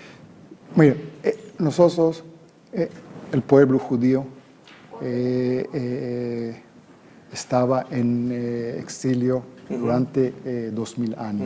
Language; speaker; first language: Spanish; non-native, fluent; Hebrew